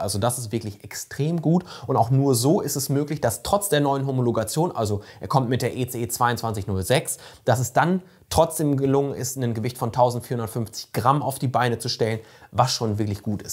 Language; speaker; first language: German; native; German